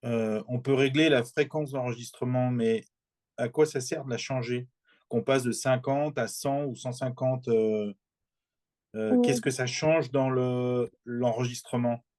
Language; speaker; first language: French; native; French